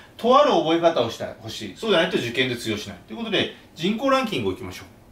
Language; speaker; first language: Japanese; native; Japanese